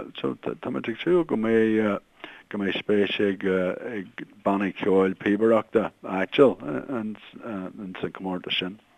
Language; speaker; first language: Irish; non-native, local second language; English